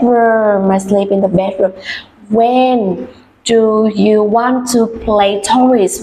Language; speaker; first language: English; non-native, fluent; Vietnamese